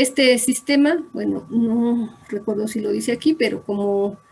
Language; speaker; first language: Spanish; native; Spanish